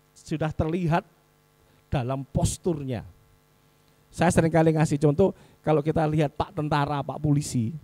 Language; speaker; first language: Indonesian; native; Indonesian